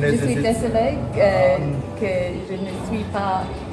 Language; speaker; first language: French; non-native, learner; English